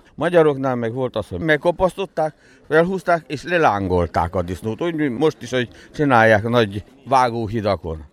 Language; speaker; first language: Hungarian; native; Hungarian